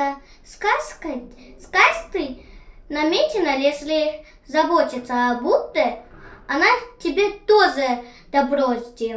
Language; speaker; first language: Russian; early bilingual, heritage; Russian